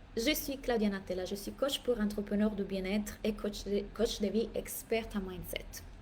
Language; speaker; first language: French; non-native, fluent; Italian